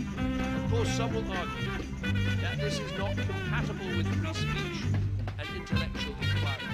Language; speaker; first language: English; native; English